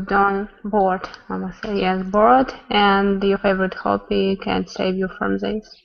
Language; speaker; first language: English; non-native, learner; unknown